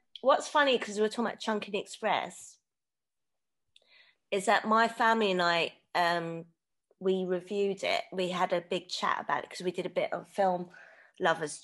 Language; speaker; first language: English; native; English